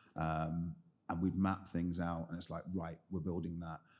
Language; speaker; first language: English; native; English